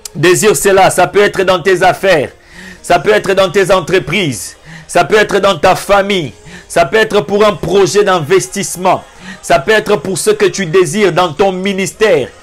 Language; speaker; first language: French; non-native, local second language; Lingala